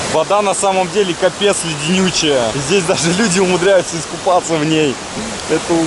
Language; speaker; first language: Russian; native; Russian